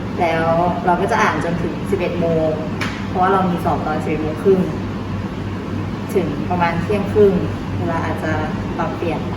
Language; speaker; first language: Thai; native; Thai